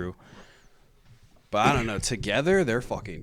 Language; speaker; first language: English; native; English